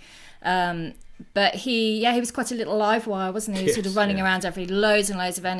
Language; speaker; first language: English; native; English